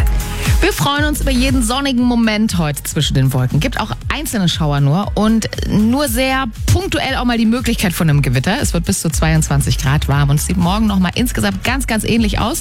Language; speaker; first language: German; native; German